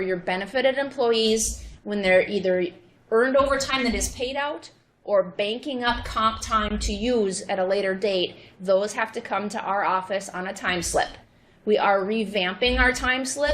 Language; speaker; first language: English; native; English